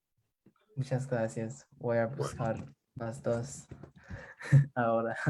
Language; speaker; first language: Spanish; non-native, learner; English